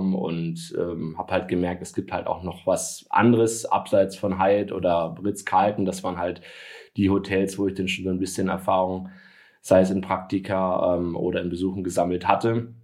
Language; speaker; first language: German; native; German